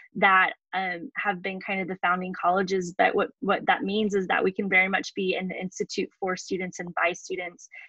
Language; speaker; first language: English; native; English